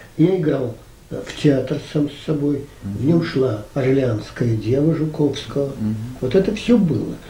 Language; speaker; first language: Russian; native; Russian